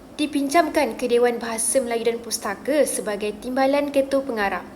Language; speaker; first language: Malay; native; Malay